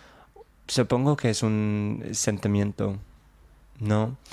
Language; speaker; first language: Spanish; non-native, fluent; English